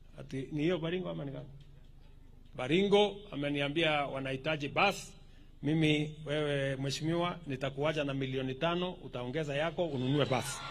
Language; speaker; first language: Swahili; non-native, local second language; Kalenjin